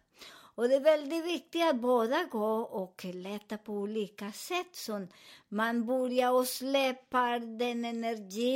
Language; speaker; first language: Swedish; non-native, learner; Spanish